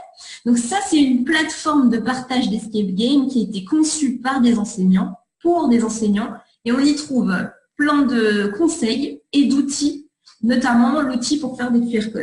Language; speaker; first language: French; native; French